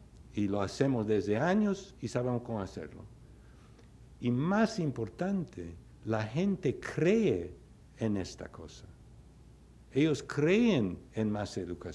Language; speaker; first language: Spanish; non-native, fluent; English